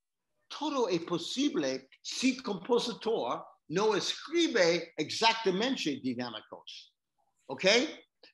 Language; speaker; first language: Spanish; non-native, learner; English